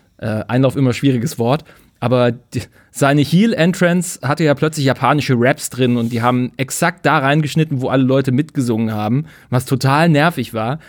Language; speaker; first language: German; native; German